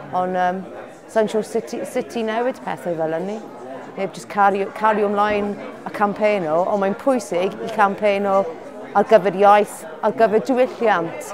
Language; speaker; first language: Welsh; non-native, learner; English